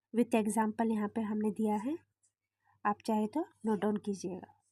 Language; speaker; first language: Hindi; non-native, local second language; Kannada